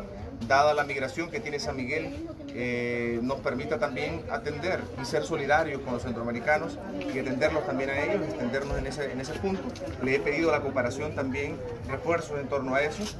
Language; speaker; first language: Spanish; native; Spanish